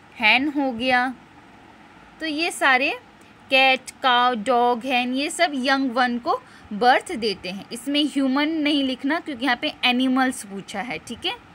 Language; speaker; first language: Hindi; non-native, local second language; Gujarati